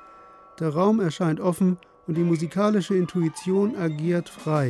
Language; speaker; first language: German; native; German